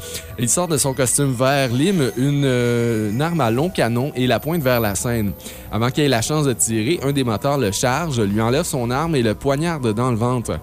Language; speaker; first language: French; native; French